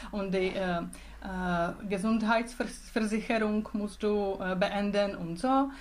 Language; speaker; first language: German; non-native, learner; Czech